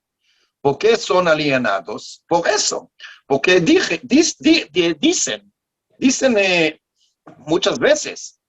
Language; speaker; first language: Spanish; non-native, learner; Hebrew